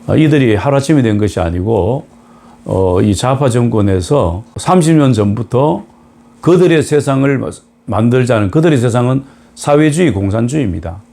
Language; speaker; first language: Korean; native; Korean